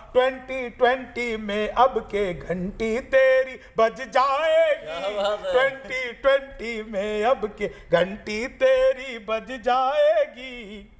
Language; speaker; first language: Hindi; native; Hindi